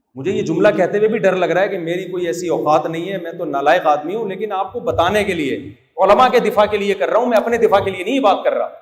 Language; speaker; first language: Urdu; native; Urdu